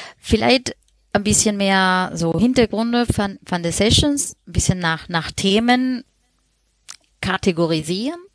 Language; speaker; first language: German; non-native, fluent; Spanish